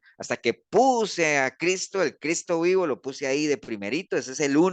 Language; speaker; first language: Spanish; native; Spanish